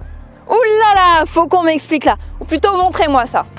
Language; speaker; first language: French; native; French